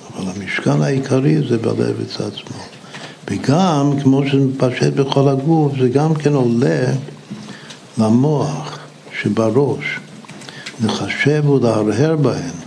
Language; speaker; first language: Hebrew; non-native, fluent; English